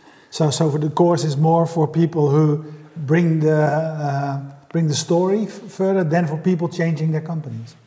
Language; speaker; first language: English; non-native, fluent; Dutch